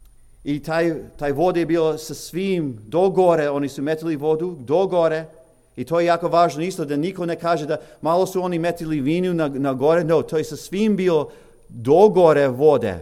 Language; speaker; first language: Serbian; early bilingual, heritage; English